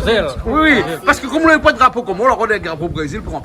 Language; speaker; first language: French; native; French